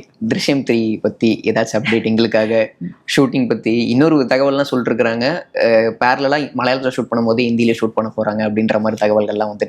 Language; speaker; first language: Tamil; native; Tamil